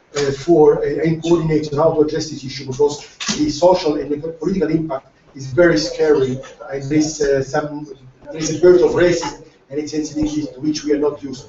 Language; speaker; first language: English; non-native, fluent; Italian